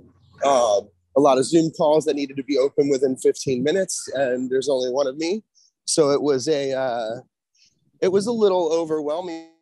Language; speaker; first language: English; native; English